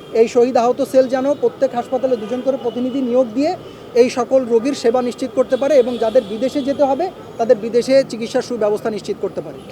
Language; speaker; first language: Bangla; native; Bangla